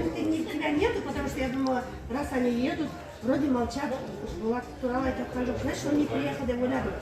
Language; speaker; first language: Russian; non-native, local second language; Kazakh